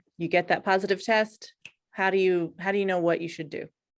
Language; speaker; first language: English; native; English